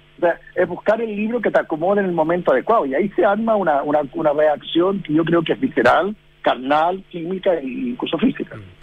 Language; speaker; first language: Spanish; early bilingual, heritage; Spanish